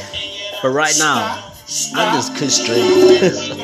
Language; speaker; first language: English; non-native, local second language; Zulu